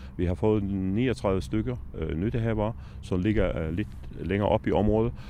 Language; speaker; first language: Danish; native; Danish